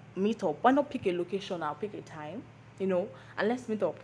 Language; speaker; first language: English; non-native, local second language; Yoruba